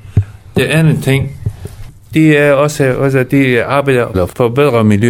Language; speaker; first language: Danish; non-native, fluent; Persian